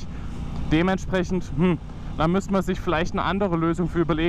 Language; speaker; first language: German; native; German